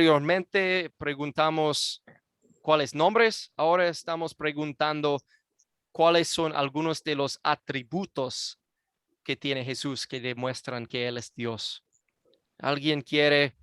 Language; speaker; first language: Spanish; non-native, fluent; English